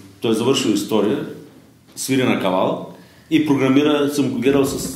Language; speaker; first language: Bulgarian; native; Bulgarian